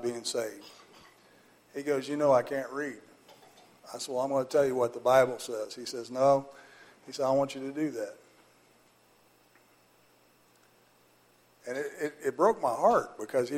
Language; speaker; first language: English; native; English